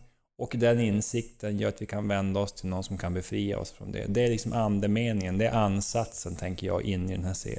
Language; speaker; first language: Swedish; native; Swedish